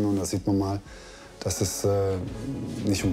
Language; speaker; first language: German; native; German